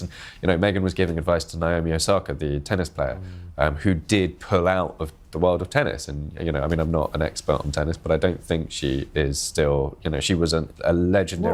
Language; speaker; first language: English; native; English